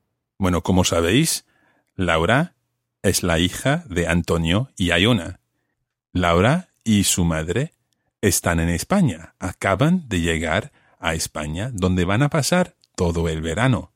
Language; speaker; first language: Spanish; non-native, fluent; English